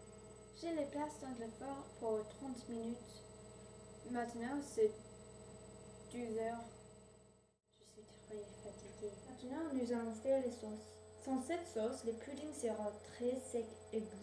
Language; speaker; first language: French; non-native, learner; English